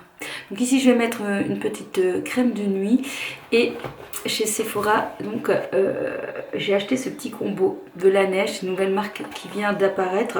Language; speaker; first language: French; native; French